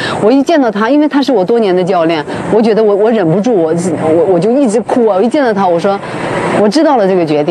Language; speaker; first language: Chinese; native; Chinese